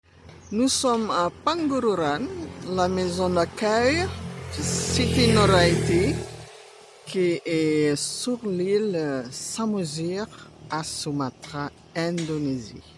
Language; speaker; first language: French; non-native, fluent; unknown